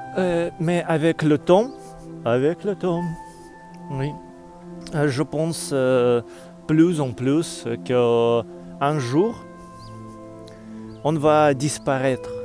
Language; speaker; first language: French; non-native, learner; Russian